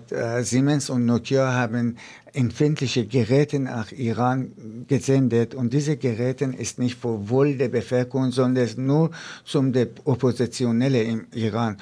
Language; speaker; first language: German; non-native, fluent; Persian